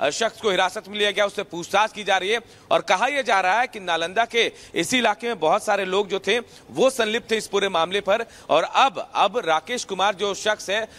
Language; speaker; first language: Hindi; native; Hindi